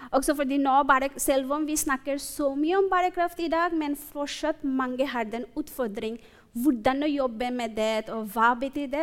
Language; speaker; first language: Norwegian; non-native, fluent; Bangla